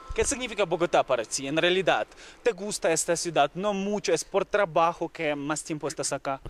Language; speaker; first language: Spanish; non-native, fluent; Ukrainian